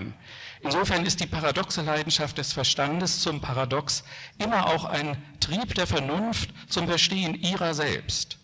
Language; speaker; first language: German; native; German